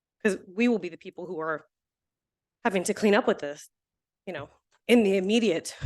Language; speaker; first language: English; native; English